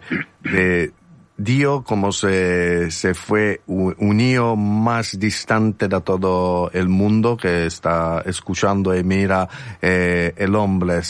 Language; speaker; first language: Spanish; non-native, learner; Italian